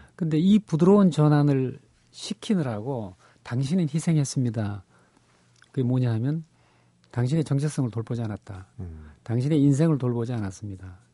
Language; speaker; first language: Korean; native; Korean